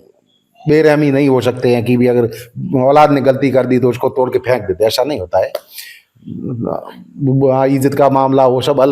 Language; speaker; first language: Hindi; non-native, local second language; Marwari